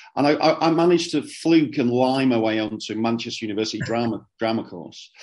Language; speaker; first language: English; native; English